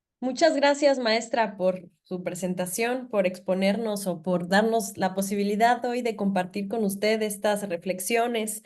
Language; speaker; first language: Spanish; native; Spanish